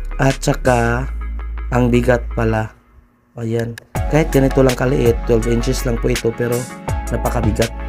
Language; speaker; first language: Filipino; non-native, local second language; Cebuano